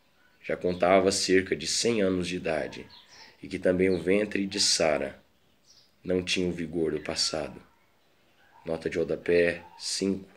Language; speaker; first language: Portuguese; native; Portuguese